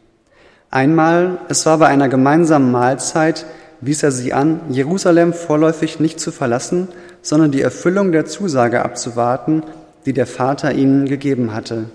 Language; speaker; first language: German; native; German